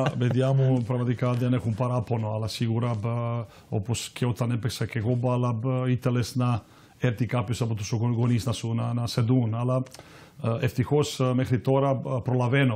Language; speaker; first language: Greek; non-native, fluent; Serbian